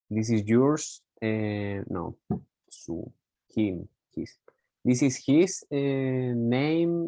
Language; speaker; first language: English; non-native, learner; Spanish